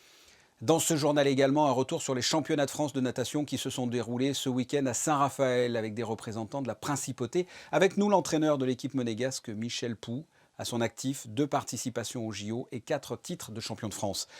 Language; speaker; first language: French; native; French